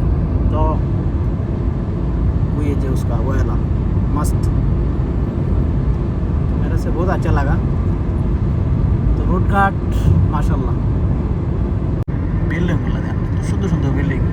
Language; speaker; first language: Hindi; non-native, learner; Bangla